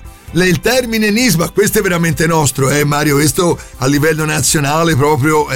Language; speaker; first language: Italian; native; Italian